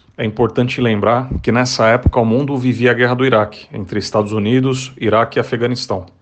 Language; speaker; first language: Portuguese; native; Portuguese